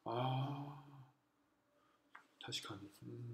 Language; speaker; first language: Japanese; non-native, fluent; Korean